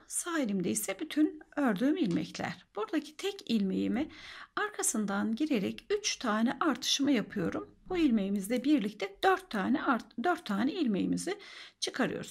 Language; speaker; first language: Turkish; native; Turkish